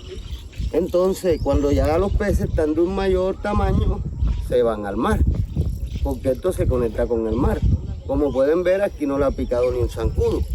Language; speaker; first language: Spanish; native; Spanish